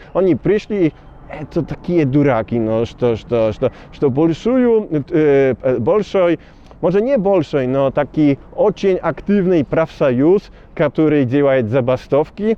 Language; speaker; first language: Russian; non-native, learner; Polish